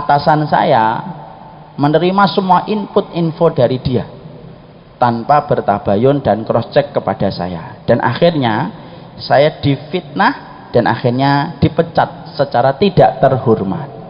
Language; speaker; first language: Indonesian; native; Indonesian